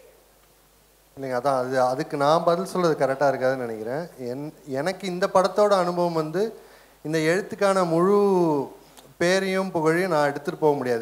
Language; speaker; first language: Tamil; native; Tamil